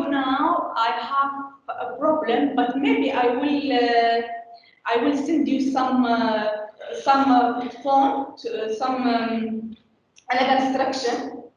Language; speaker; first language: English; non-native, learner; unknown